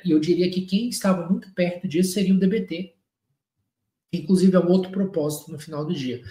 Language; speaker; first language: Portuguese; native; Portuguese